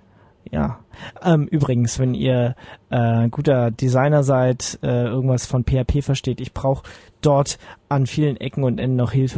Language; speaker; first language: German; native; German